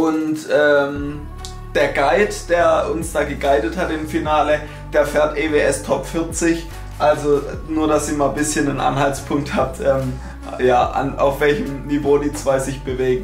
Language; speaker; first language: German; native; German